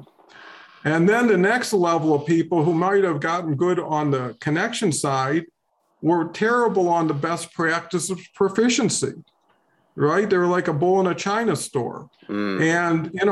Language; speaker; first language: English; native; English